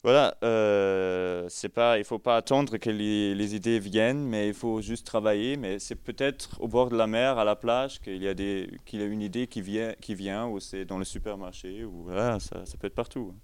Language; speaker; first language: French; non-native, fluent; German